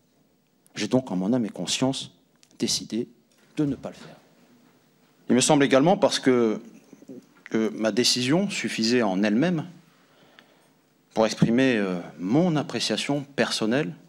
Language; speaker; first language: French; native; French